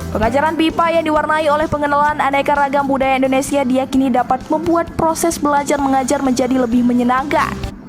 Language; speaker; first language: Indonesian; native; Indonesian